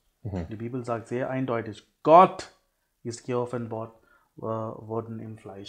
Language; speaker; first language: German; non-native, fluent; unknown